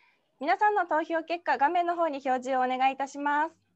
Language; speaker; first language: Japanese; native; Japanese